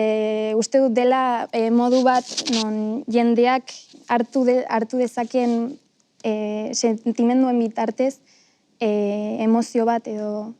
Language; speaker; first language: Basque; non-native, local second language; Spanish